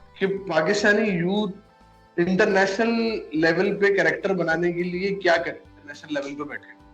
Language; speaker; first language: Urdu; native; Urdu